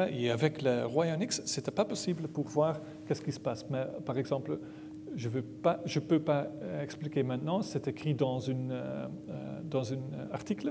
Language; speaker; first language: French; non-native, learner; Dutch